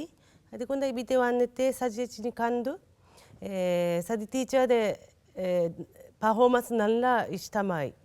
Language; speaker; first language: Malayalam; non-native, learner; Japanese